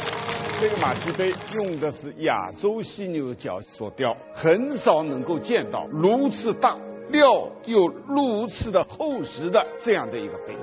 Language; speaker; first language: Chinese; native; Chinese